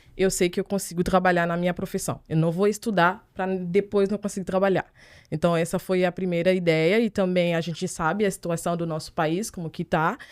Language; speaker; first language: Portuguese; non-native, fluent; Haitian Creole